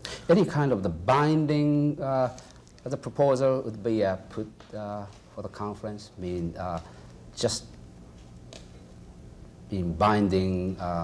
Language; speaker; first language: English; non-native, fluent; Japanese